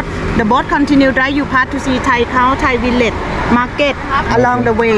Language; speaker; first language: English; non-native, learner; Thai